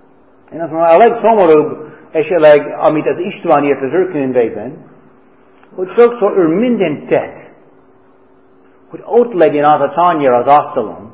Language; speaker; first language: Hungarian; non-native, fluent; English